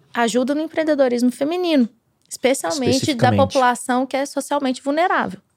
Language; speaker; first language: Portuguese; native; Portuguese